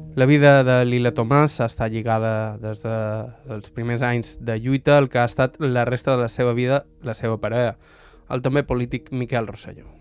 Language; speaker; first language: Catalan; native; Catalan